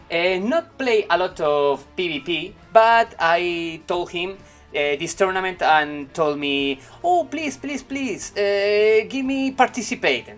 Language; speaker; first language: English; non-native, learner; Spanish